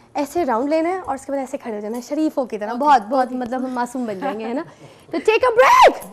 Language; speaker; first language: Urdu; native; Urdu